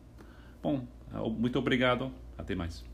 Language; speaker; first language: Portuguese; non-native, fluent; English